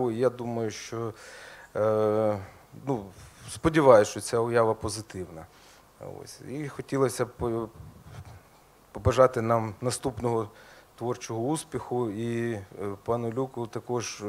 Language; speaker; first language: Ukrainian; native; Ukrainian